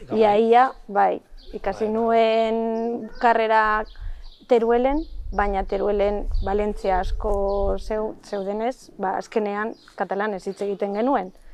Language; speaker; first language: Basque; non-native, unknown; Catalan